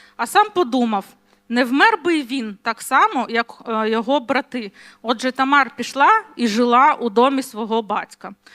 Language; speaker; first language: Ukrainian; non-native, local second language; Russian